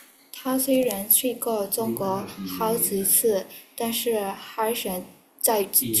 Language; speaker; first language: Chinese; non-native, learner; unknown